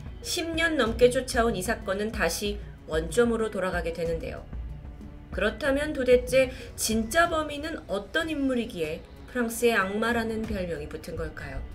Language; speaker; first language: Korean; native; Korean